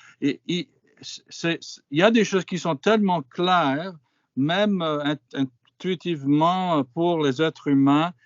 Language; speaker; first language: French; non-native, fluent; English